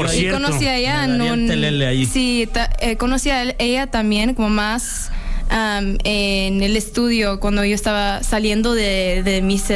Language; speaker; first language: Spanish; non-native, learner; English